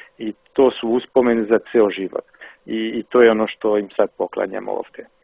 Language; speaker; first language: Serbian; non-native, fluent; French